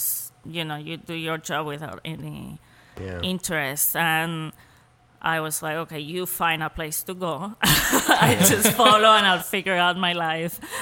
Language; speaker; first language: English; non-native, fluent; Spanish